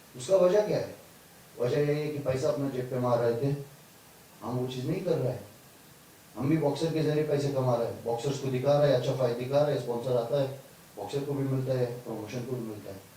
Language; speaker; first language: Hindi; non-native, fluent; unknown